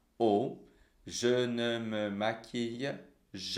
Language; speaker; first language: French; non-native, fluent; Portuguese